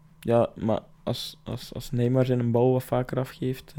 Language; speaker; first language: Dutch; native; Dutch